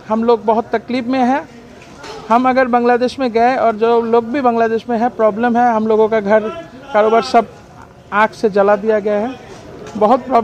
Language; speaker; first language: Hindi; non-native, fluent; Bangla